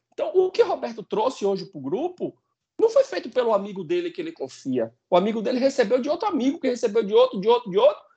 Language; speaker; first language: Portuguese; native; Portuguese